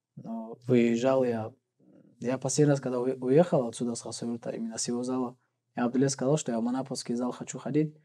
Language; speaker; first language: Russian; non-native, local second language; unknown